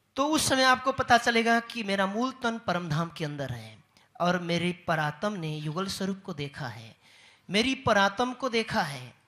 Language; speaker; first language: Hindi; native; Hindi